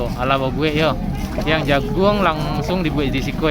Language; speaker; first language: Indonesian; native; Indonesian